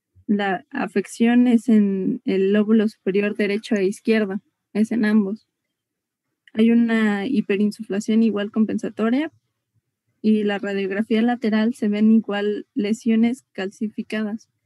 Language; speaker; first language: Spanish; native; Spanish